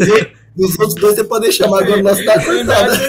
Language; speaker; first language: Portuguese; native; Portuguese